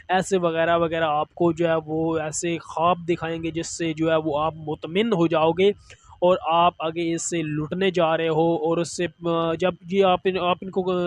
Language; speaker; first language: Urdu; non-native, local second language; Punjabi